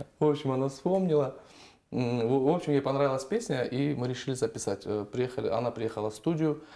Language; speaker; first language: Russian; non-native, local second language; Armenian